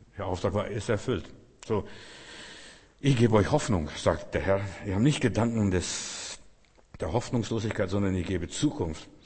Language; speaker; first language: German; early bilingual, other home language; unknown